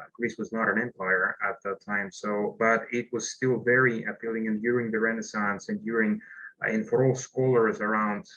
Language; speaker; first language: English; non-native, fluent; Greek